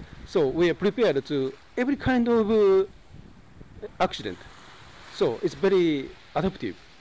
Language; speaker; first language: English; non-native, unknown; Japanese